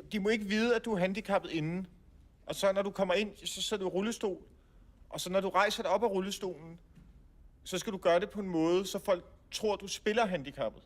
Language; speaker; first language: Danish; native; Danish